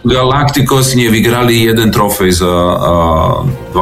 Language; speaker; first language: Polish; non-native, learner; Serbian